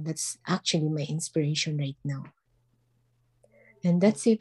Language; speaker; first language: English; non-native, local second language; Filipino